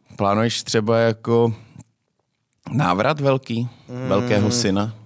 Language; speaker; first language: Czech; native; Czech